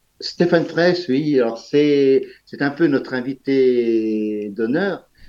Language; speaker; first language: French; native; French